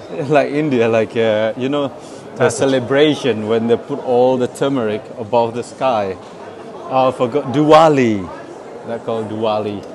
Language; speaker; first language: English; non-native, fluent; Indonesian